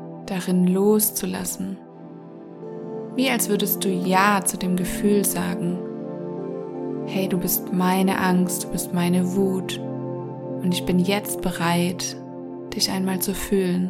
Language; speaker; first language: German; native; German